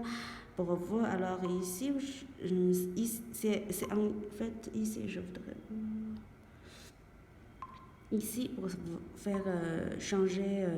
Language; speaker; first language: French; non-native, learner; Chinese